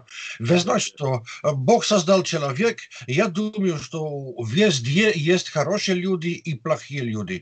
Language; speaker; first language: Russian; non-native, fluent; Dutch